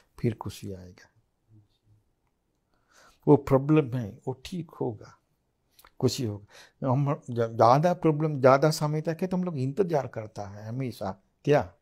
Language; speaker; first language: Hindi; non-native, fluent; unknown